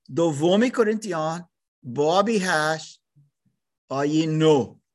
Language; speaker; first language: Persian; non-native, learner; German